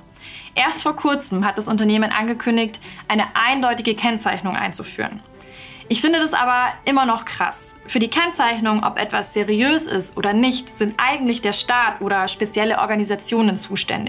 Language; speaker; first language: German; native; German